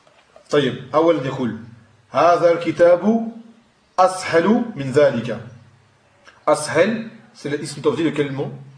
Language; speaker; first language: Arabic; non-native, fluent; French